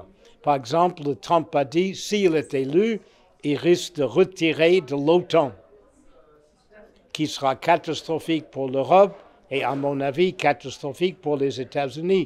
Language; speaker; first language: French; non-native, fluent; English